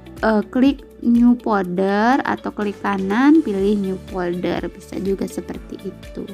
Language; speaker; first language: Indonesian; native; Indonesian